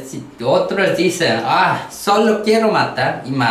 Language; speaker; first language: Spanish; non-native, learner; Korean